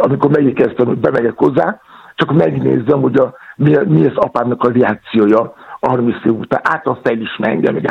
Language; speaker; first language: Hungarian; non-native, fluent; Yoruba